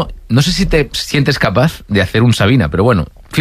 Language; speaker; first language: Spanish; native; Spanish